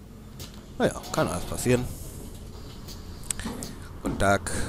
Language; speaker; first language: German; native; German